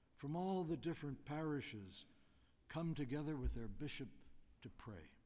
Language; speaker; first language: English; native; English